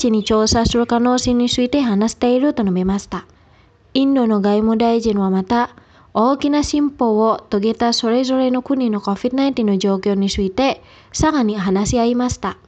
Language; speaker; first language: Japanese; non-native, fluent; Indonesian